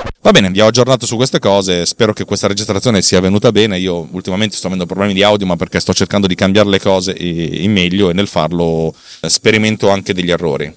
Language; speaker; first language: Italian; native; Italian